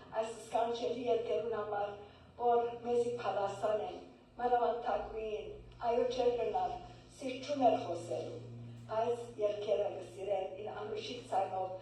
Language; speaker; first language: Armenian; early bilingual, heritage; Armenian